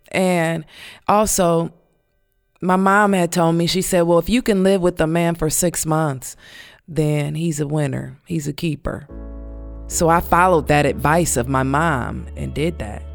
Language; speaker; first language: English; native; English